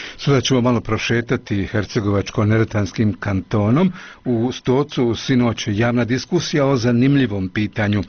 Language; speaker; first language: Croatian; native; Croatian